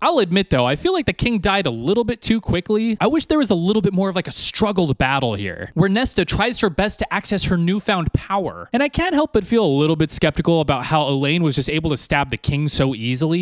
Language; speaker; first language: English; native; English